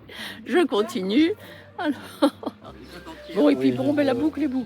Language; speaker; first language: French; native; French